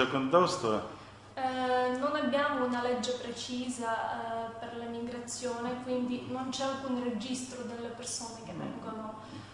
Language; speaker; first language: Italian; non-native, fluent; Ukrainian